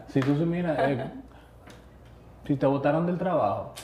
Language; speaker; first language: Spanish; native; Spanish